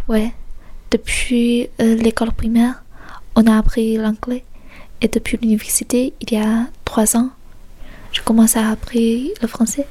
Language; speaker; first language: French; non-native, fluent; Chinese